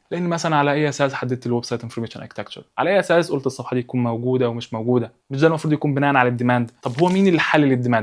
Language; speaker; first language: Arabic; native; Arabic